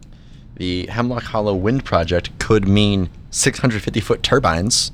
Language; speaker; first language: English; native; English